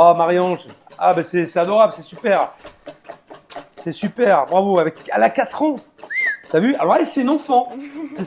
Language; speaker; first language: French; native; French